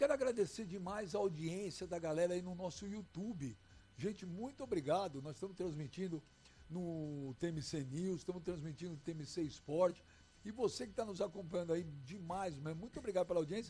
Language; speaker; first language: Portuguese; native; Portuguese